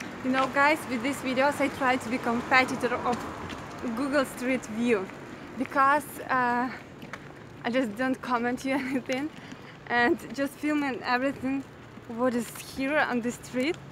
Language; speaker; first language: English; non-native, fluent; Ukrainian